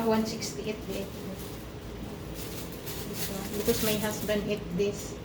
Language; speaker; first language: English; non-native, learner; Filipino